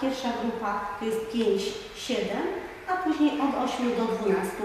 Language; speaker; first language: Polish; native; Polish